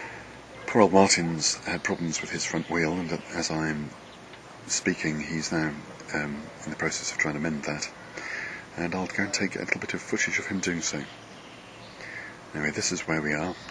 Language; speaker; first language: English; native; English